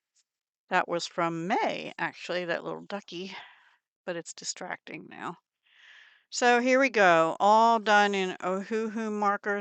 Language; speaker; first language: English; native; English